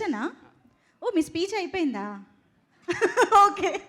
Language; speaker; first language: Telugu; native; Telugu